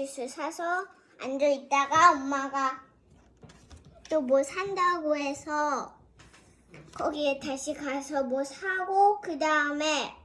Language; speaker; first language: Korean; early bilingual, heritage; Korean